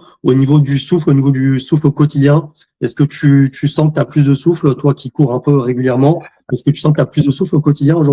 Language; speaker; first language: French; native; French